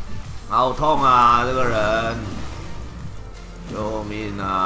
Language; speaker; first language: Chinese; native; Chinese